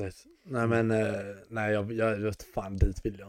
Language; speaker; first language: Swedish; native; Swedish